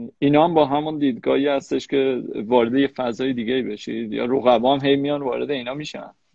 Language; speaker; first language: Persian; native; Persian